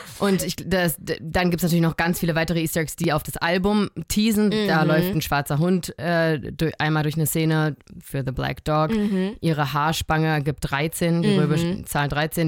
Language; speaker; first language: German; native; German